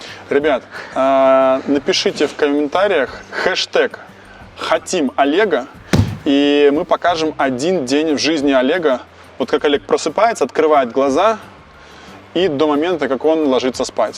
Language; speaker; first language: Russian; native; Russian